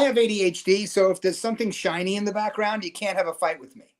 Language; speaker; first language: English; native; English